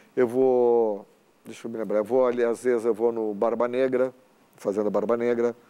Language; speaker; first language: Portuguese; native; Portuguese